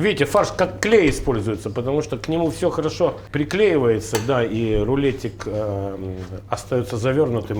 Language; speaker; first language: Russian; native; Russian